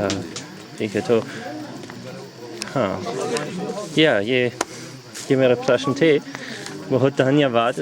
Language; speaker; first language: Hindi; non-native, learner; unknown